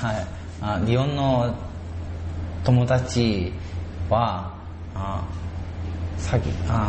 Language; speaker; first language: Japanese; non-native, learner; Korean